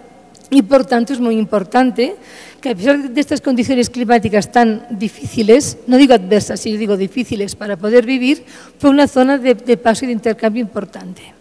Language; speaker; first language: Spanish; native; Spanish